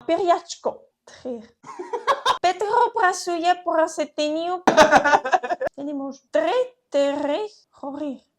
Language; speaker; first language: Ukrainian; non-native, learner; English